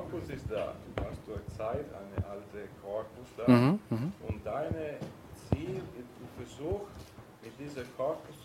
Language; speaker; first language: German; non-native, fluent; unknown